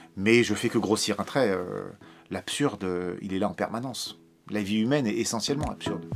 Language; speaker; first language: French; native; French